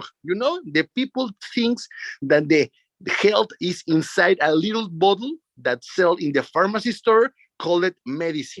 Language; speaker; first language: English; non-native, learner; Spanish